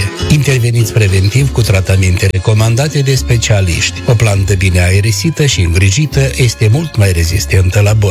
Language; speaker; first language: Romanian; native; Romanian